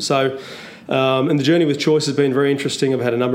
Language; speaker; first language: English; native; English